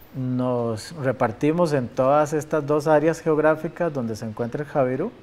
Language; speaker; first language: Spanish; native; Spanish